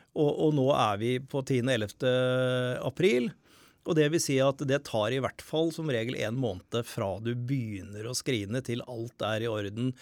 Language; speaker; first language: Norwegian; native; Norwegian